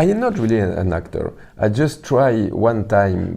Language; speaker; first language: English; non-native, learner; French